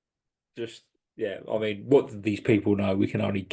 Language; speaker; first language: English; native; English